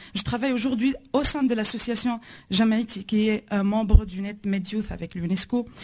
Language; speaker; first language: French; non-native, local second language; Arabic